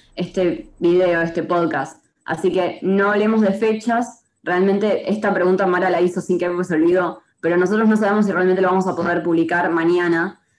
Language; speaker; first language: Spanish; native; Spanish